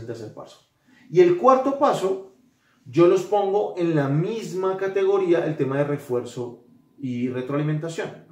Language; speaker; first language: Spanish; native; Spanish